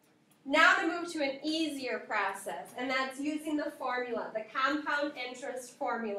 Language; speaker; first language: English; native; English